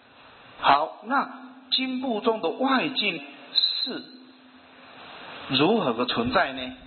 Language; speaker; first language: Chinese; native; Chinese